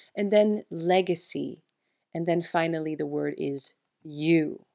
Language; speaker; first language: English; non-native, fluent; French